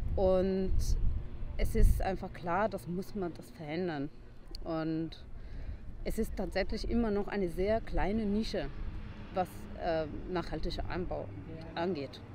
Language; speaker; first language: German; non-native, fluent; Italian